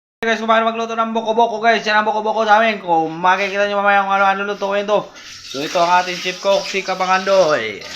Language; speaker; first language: Filipino; native; Filipino